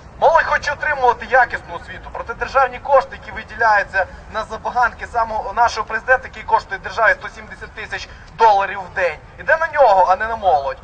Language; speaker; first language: Ukrainian; native; Ukrainian